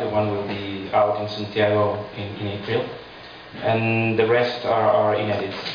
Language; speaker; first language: English; non-native, fluent; Spanish